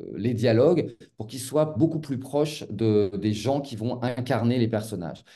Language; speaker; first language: French; native; French